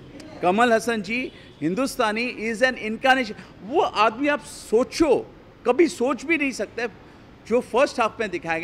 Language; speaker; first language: Hindi; native; Hindi